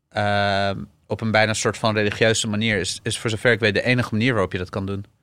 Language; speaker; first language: Dutch; early bilingual, other home language; Arabic